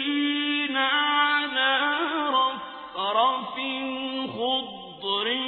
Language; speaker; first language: Arabic; native; Arabic